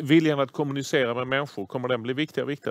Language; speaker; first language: Swedish; native; Swedish